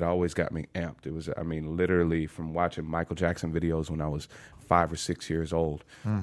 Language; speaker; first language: English; native; English